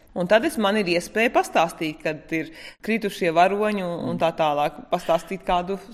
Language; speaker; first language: Latvian; native; Latvian